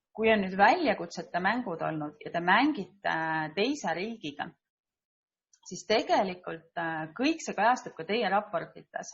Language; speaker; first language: Estonian; native; Estonian